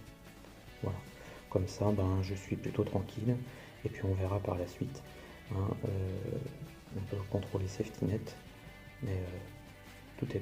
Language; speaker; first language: French; native; French